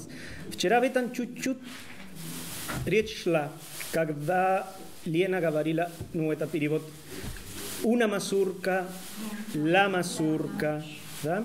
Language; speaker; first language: Russian; non-native, fluent; Spanish